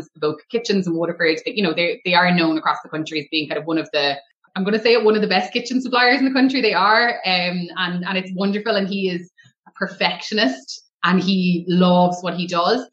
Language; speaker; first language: English; native; English